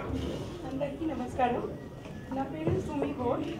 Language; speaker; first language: Telugu; non-native, learner; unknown